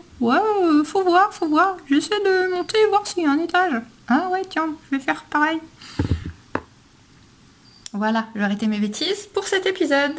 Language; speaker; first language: French; native; French